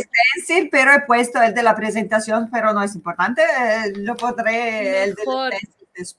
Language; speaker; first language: Spanish; non-native, fluent; Italian